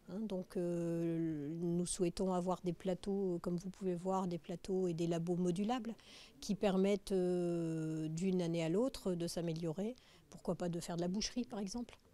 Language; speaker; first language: French; native; French